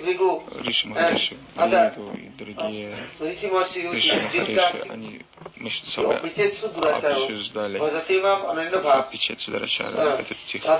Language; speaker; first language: Russian; non-native, learner; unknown